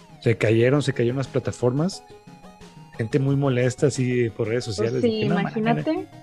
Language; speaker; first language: Spanish; native; Spanish